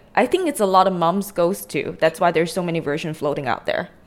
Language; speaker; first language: English; non-native, local second language; Cantonese